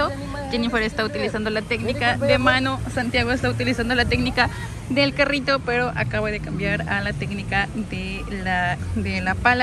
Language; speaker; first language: Spanish; native; Spanish